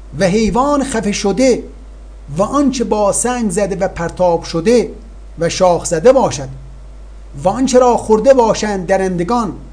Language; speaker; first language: Persian; native; Persian